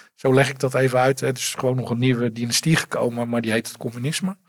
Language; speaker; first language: Dutch; native; Dutch